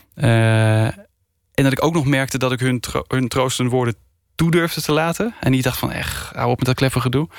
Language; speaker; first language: Dutch; native; Dutch